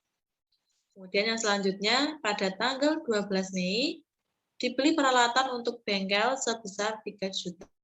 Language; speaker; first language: Indonesian; native; Indonesian